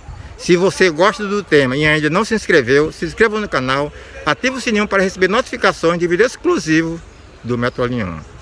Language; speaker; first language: Portuguese; native; Portuguese